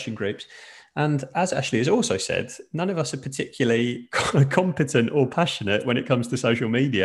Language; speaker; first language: English; native; English